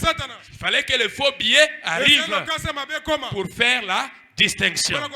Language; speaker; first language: French; non-native, local second language; Lingala